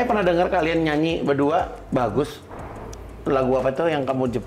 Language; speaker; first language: Indonesian; native; Indonesian